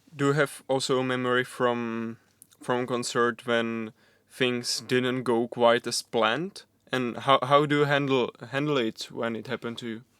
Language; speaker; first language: English; non-native, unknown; Czech